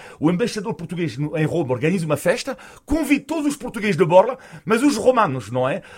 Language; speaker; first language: Portuguese; non-native, fluent; French